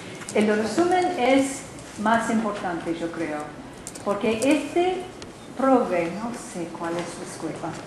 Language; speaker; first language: Spanish; non-native, learner; English